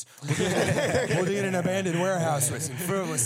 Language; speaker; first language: English; native; English